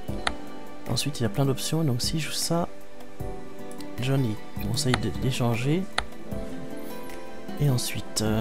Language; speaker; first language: French; native; French